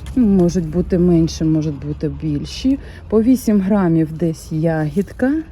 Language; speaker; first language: Ukrainian; native; Ukrainian